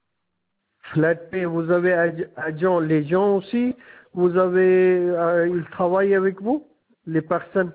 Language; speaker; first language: French; non-native, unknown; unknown